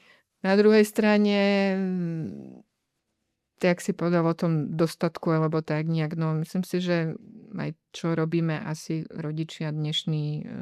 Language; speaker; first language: Slovak; native; Slovak